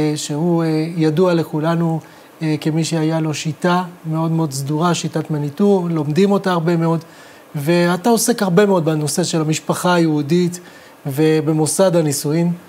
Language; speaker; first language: Hebrew; native; Hebrew